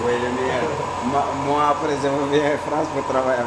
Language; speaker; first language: French; non-native, local second language; Wolof